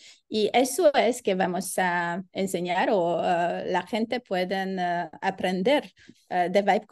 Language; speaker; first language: Spanish; non-native, learner; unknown